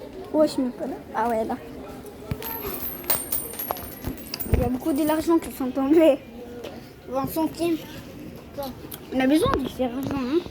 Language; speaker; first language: French; non-native, learner; Arabic